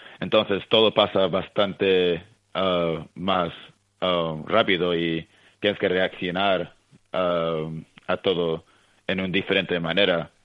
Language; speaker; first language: Spanish; early bilingual, heritage; Spanish